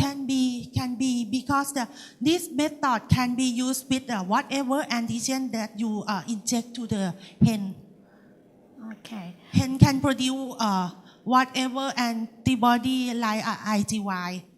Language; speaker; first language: English; non-native, learner; Thai